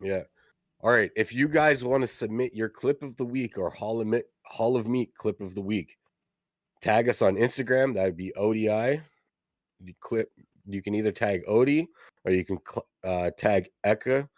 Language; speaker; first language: English; native; English